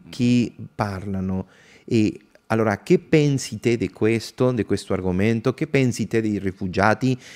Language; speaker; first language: Italian; non-native, fluent; Spanish